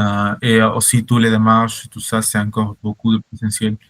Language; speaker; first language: French; non-native, fluent; Spanish